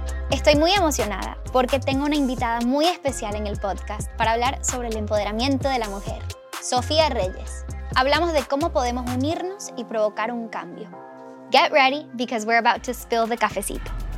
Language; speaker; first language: Spanish; early bilingual, heritage; Spanish